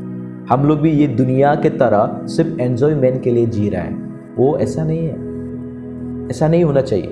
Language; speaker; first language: Hindi; non-native, local second language; Kok Borok